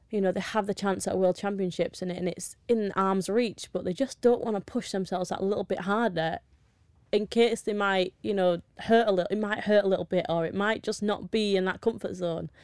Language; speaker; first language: English; native; English